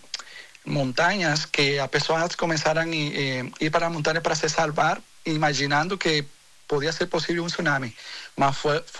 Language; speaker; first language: Portuguese; non-native, fluent; Spanish